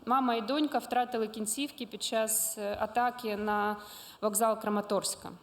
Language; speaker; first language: Ukrainian; non-native, local second language; Russian